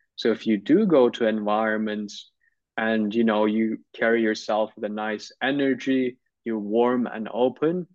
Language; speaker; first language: English; non-native, fluent; Turkish